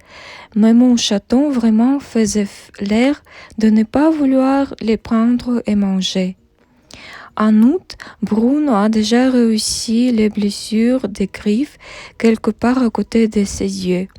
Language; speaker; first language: French; non-native, learner; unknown